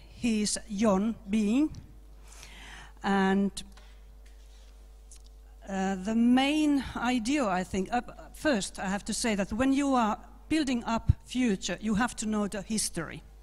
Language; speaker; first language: English; non-native, fluent; Finnish